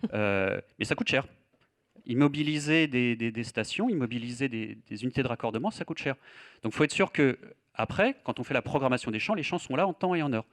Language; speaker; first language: French; native; French